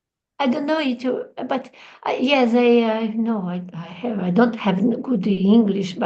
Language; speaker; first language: English; non-native, learner; Portuguese